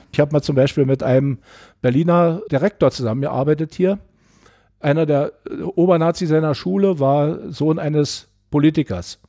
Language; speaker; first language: German; native; German